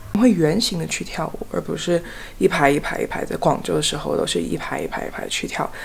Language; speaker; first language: Chinese; early bilingual, other home language; English